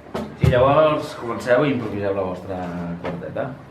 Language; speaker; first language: Catalan; native; Catalan